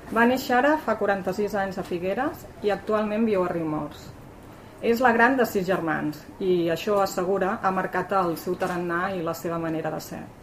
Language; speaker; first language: Catalan; native; Catalan